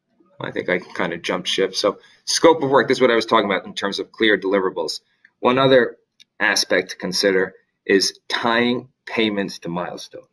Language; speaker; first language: English; native; English